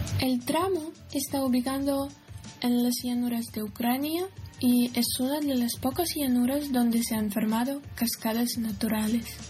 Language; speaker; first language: Spanish; non-native, fluent; Ukrainian